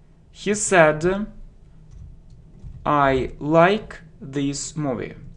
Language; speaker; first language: English; non-native, fluent; Russian